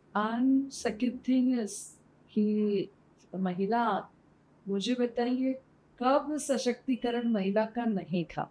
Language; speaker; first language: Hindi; non-native, local second language; Sindhi